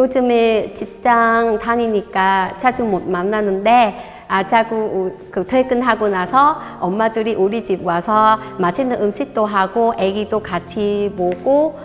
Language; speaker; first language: Korean; non-native, learner; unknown